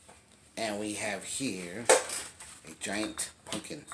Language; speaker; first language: English; native; English